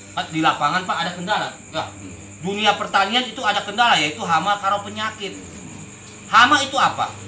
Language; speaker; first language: Indonesian; non-native, local second language; Javanese